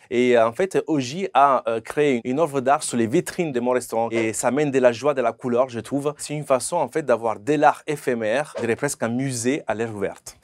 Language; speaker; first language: French; non-native, fluent; Italian